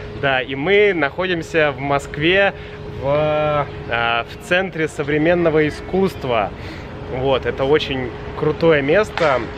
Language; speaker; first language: Russian; native; Russian